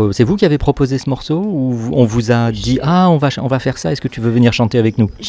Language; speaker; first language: French; native; French